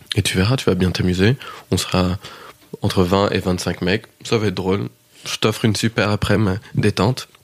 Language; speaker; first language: French; early bilingual, heritage; French